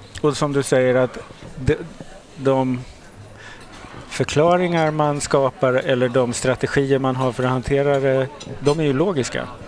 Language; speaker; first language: Swedish; native; Swedish